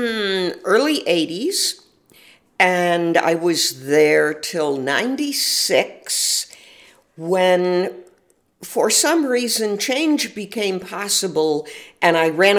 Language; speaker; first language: English; native; English